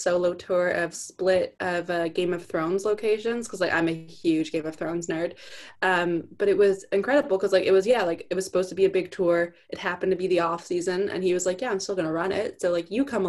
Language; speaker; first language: English; native; English